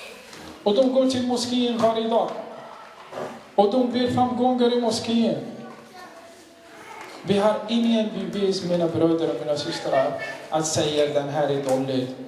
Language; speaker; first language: Swedish; non-native, learner; Arabic